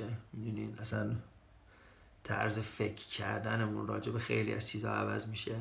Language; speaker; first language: Persian; early bilingual, heritage; Persian